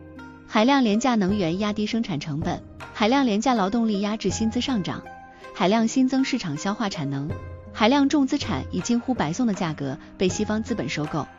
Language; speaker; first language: Chinese; native; Chinese